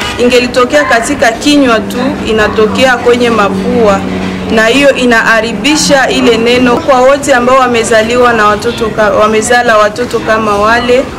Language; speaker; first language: Swahili; native; Swahili